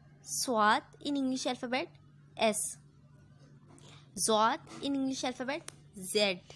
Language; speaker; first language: English; non-native, learner; Urdu